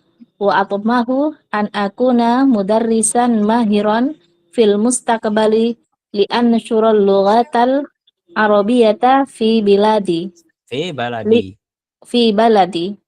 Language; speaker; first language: Arabic; non-native, learner; Indonesian